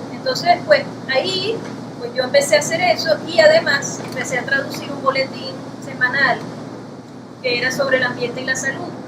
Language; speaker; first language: Spanish; native; Spanish